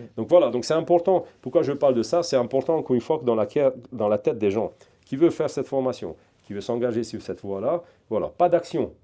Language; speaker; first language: French; non-native, fluent; Hungarian